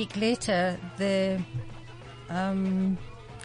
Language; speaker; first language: English; native; English